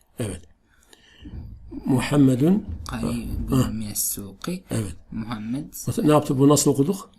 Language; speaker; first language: Arabic; non-native, fluent; Turkish